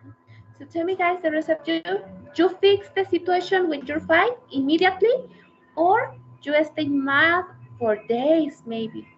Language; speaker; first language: English; non-native, learner; Spanish